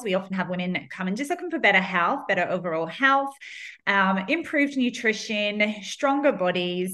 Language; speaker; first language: English; native; English